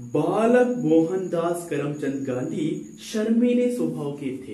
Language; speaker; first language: Hindi; non-native, local second language; Kannada